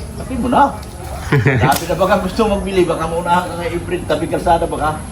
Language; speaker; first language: Filipino; non-native, local second language; Cebuano